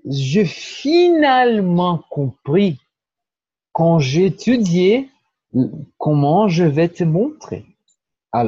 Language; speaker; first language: French; non-native, fluent; Portuguese